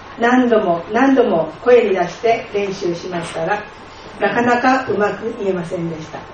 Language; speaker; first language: Japanese; native; Japanese